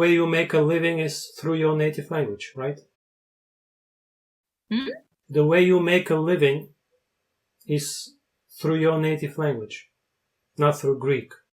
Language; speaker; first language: English; non-native, fluent; Bulgarian